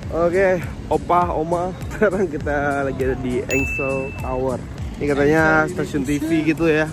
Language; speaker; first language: Indonesian; native; Indonesian